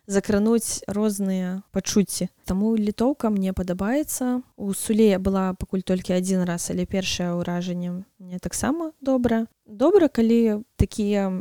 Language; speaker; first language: Belarusian; non-native, local second language; Russian